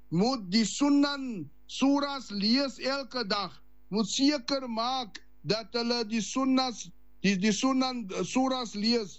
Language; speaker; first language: Dutch; non-native, learner; Afrikaans